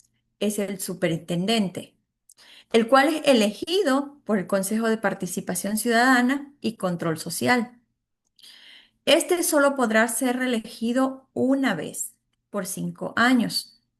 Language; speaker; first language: Spanish; native; Spanish